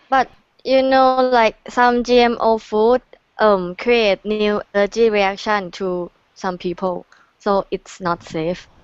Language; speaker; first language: English; non-native, fluent; Thai